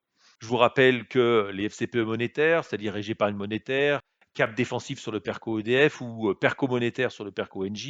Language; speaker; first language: French; native; French